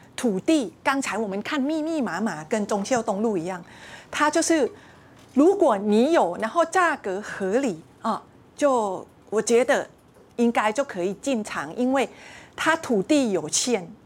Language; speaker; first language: Chinese; non-native, fluent; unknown